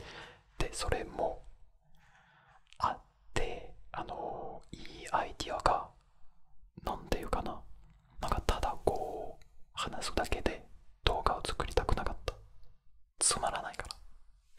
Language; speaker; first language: Japanese; non-native, fluent; French